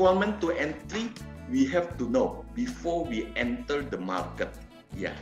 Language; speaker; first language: English; non-native, learner; Indonesian